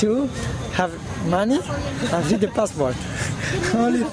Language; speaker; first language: English; non-native, learner; Spanish